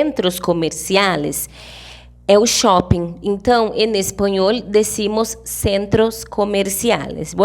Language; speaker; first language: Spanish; non-native, fluent; Portuguese